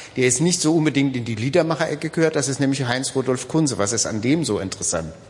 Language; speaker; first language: German; native; German